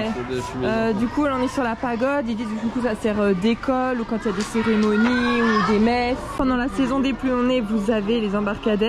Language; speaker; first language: French; native; French